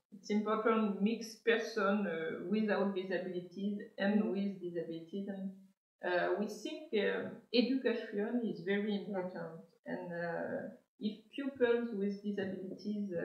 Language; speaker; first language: English; non-native, learner; French